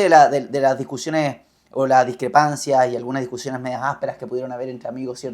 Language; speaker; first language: Spanish; native; Spanish